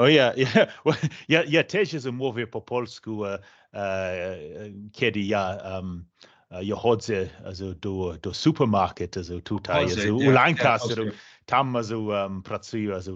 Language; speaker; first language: Polish; non-native, learner; English